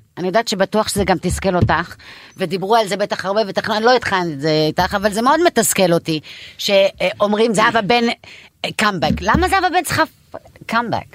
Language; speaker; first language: Hebrew; non-native, local second language; Arabic